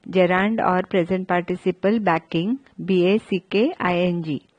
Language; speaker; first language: Hindi; non-native, local second language; Marathi